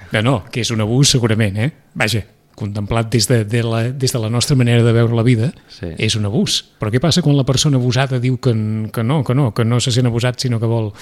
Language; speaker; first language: Catalan; native; Catalan